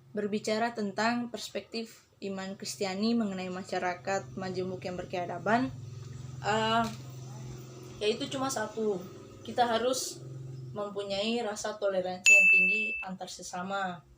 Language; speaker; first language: Indonesian; native; Indonesian